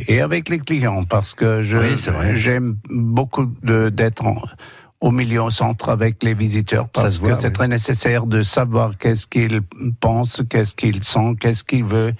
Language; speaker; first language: French; non-native, fluent; German